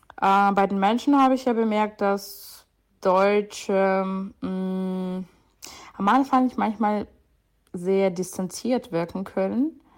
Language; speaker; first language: German; non-native, fluent; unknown